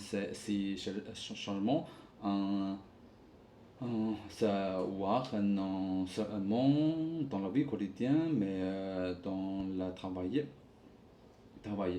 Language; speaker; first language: French; non-native, learner; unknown